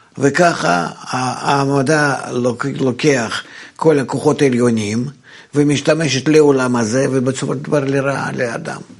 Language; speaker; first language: Hebrew; non-native, fluent; Russian